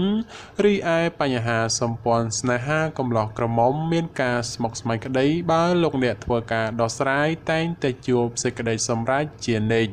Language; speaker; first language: Khmer; native; Khmer